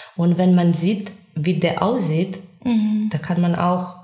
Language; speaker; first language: German; non-native, fluent; Ukrainian